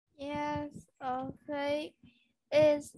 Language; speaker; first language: English; non-native, learner; Vietnamese